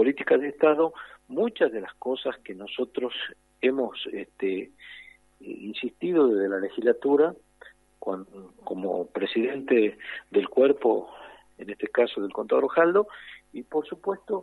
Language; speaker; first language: Spanish; native; Spanish